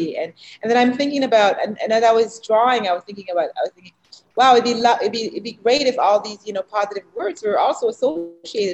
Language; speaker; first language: English; native; English